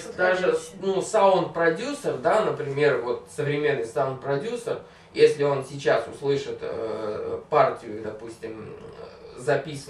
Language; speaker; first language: Russian; native; Russian